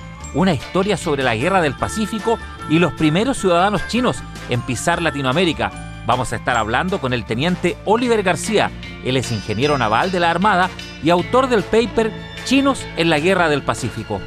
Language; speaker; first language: Spanish; native; Spanish